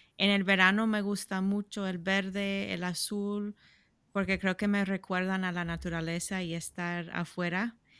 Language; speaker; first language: Spanish; non-native, fluent; English